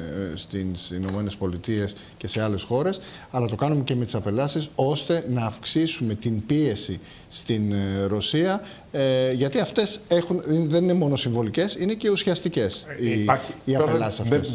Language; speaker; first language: Greek; native; Greek